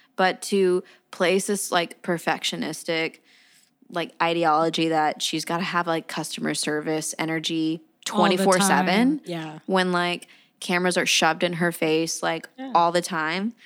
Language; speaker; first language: English; native; English